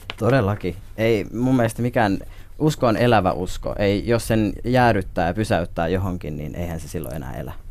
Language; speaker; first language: Finnish; native; Finnish